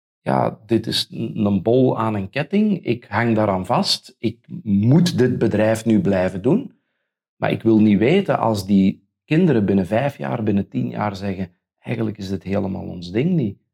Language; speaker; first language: Dutch; native; Dutch